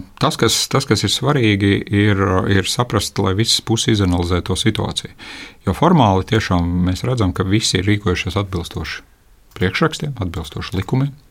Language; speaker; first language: Latvian; native; Latvian